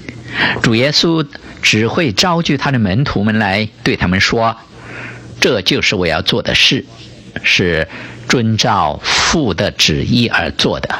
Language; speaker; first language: Chinese; native; Chinese